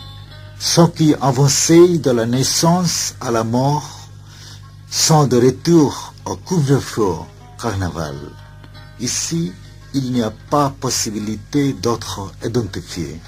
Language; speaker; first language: French; non-native, fluent; Bangla